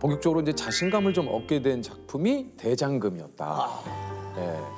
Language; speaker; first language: Korean; native; Korean